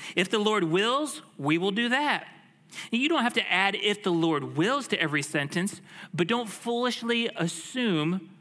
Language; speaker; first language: English; native; English